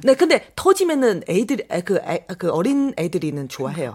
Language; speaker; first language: Korean; non-native, fluent; Chinese